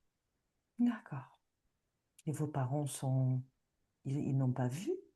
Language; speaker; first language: French; native; French